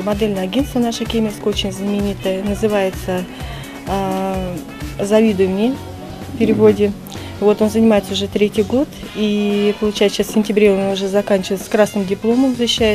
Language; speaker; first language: Russian; native; Russian